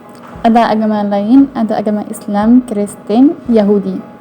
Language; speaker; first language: Indonesian; non-native, learner; Arabic